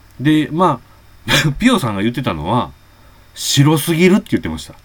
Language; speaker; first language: Japanese; native; Japanese